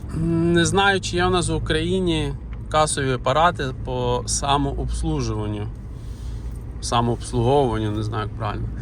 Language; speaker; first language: Ukrainian; native; Ukrainian